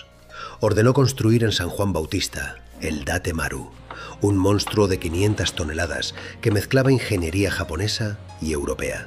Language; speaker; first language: Spanish; native; Spanish